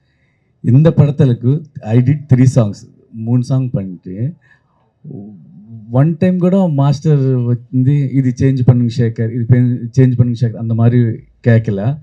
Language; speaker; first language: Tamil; non-native, learner; Telugu